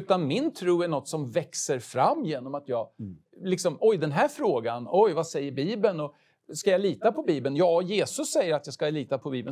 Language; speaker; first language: Swedish; native; Swedish